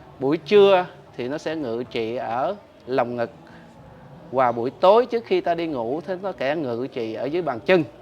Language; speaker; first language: Vietnamese; non-native, local second language; Khmer